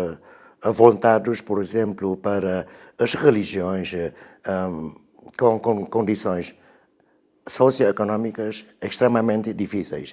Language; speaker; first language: Portuguese; non-native, fluent; Vietnamese